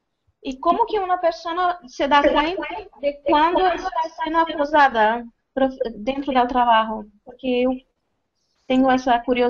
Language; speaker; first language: Spanish; non-native, fluent; Portuguese